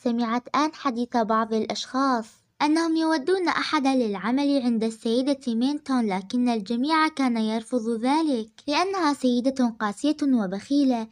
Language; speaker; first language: Arabic; native; Arabic